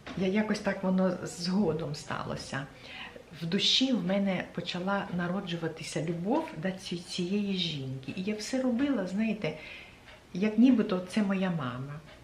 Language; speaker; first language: Ukrainian; native; Ukrainian